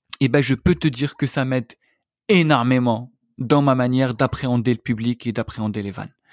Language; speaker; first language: French; non-native, local second language; Arabic